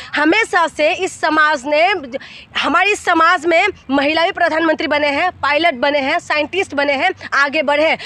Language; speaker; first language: Hindi; non-native, local second language; Assamese